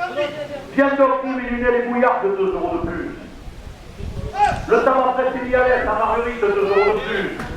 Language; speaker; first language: French; native; French